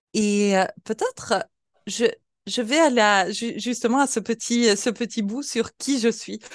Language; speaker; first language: French; native; French